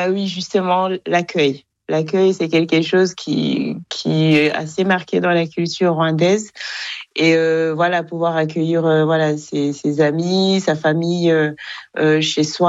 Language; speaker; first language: French; non-native, local second language; Kinyarwanda